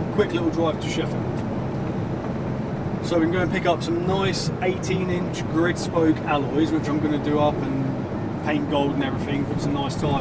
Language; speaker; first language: English; native; English